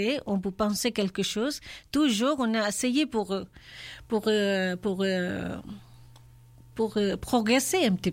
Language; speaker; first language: French; non-native, learner; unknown